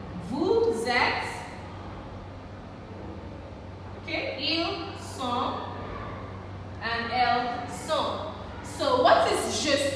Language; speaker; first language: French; non-native, learner; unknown